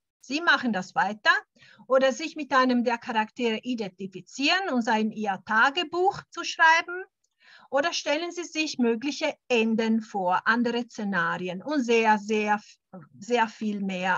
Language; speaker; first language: German; non-native, fluent; Italian